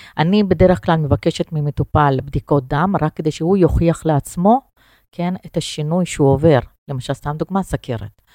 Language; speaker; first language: Hebrew; non-native, fluent; Russian